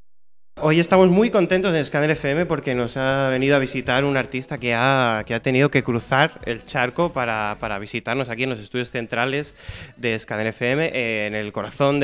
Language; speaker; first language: Spanish; native; Spanish